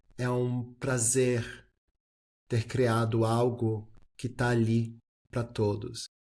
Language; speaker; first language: Portuguese; early bilingual, heritage; Portuguese